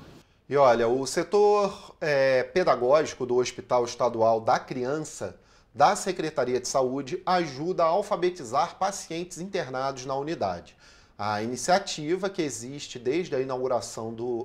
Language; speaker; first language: Portuguese; native; Portuguese